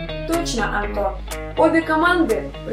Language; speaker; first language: Russian; native; Russian